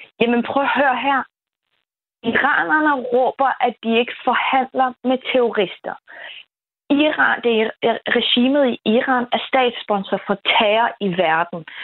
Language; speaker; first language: Danish; early bilingual, other home language; Kurdish